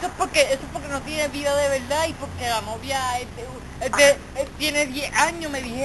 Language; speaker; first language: Spanish; native; Spanish